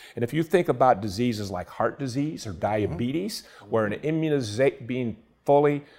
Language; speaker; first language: English; native; English